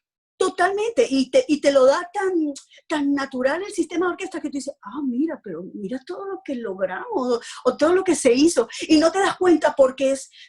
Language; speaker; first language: Spanish; native; Spanish